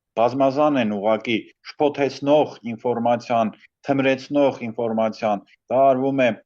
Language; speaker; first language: Armenian; native; Armenian